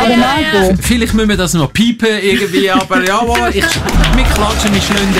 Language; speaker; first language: German; native; German